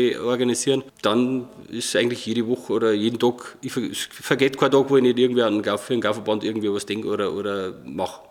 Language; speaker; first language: German; native; German